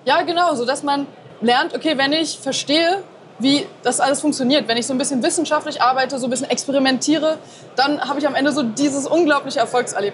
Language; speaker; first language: German; native; German